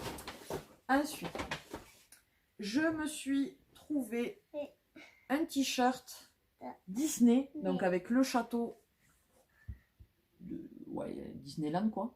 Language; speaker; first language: French; native; French